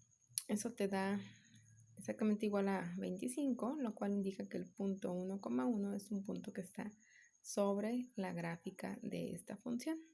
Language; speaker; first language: Spanish; native; Spanish